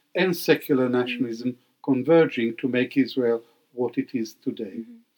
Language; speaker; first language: English; non-native, fluent; Hebrew